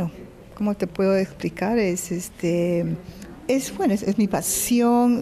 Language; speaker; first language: Spanish; non-native, fluent; English